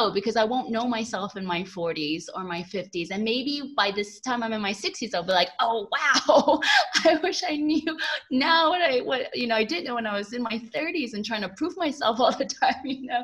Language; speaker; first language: English; native; English